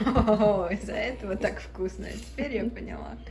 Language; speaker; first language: Russian; early bilingual, other home language; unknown